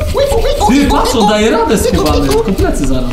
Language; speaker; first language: Polish; native; Polish